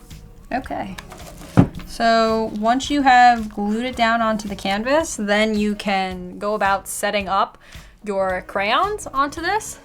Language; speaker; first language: English; native; English